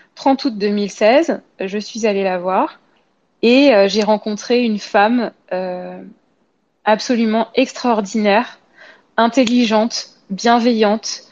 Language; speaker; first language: French; native; French